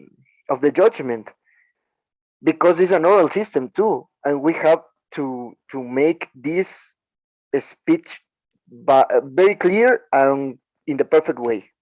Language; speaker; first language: English; non-native, learner; Spanish